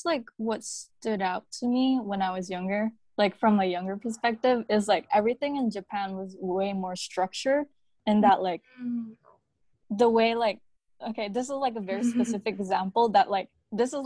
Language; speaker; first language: English; early bilingual, other home language; Japanese